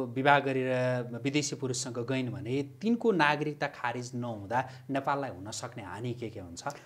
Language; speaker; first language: Nepali; native; Nepali